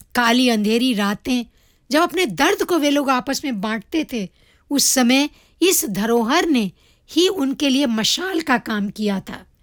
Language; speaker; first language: Hindi; early bilingual, heritage; Hindi